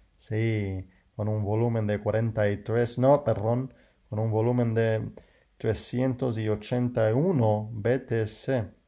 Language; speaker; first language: Spanish; non-native, fluent; English